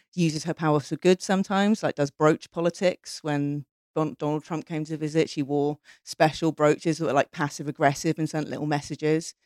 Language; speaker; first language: English; native; English